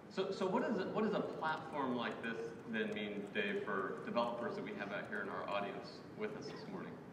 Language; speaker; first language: English; native; English